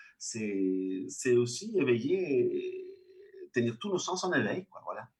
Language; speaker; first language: French; non-native, fluent; Spanish